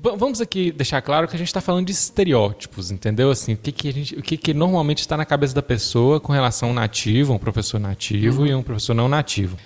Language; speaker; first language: Portuguese; native; Portuguese